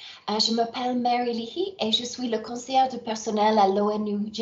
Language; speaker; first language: French; non-native, learner; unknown